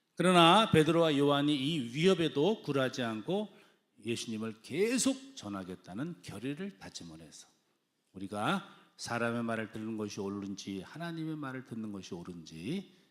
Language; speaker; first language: Korean; native; Korean